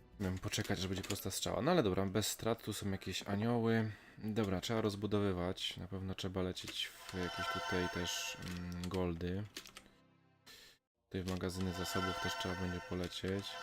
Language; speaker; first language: Polish; native; Polish